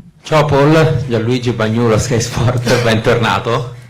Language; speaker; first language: Italian; native; Italian